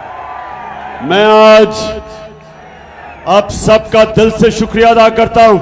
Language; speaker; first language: Urdu; native; Urdu